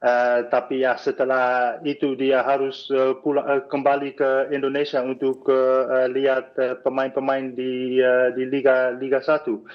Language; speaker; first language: Indonesian; non-native, fluent; Dutch